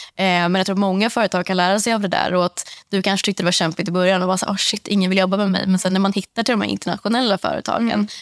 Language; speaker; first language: Swedish; native; Swedish